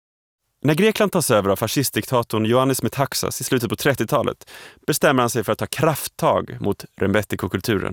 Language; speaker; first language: Swedish; native; Swedish